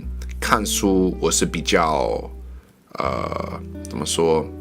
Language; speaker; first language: Chinese; non-native, learner; English